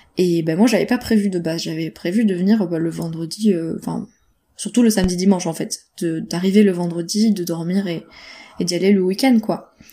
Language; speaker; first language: French; native; French